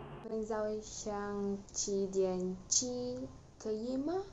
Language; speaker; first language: Chinese; non-native, learner; Malay